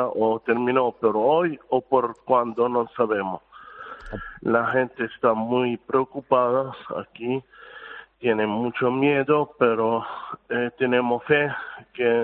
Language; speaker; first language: Spanish; non-native, fluent; Arabic